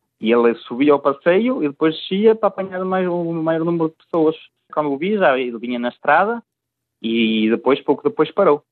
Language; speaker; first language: Portuguese; native; Portuguese